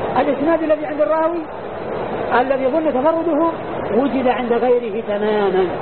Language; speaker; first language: Arabic; native; Arabic